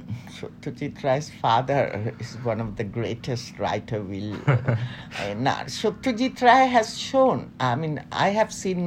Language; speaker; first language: English; non-native, local second language; Bangla